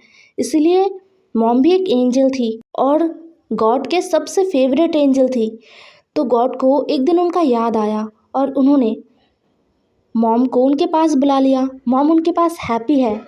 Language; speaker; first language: Hindi; non-native, local second language; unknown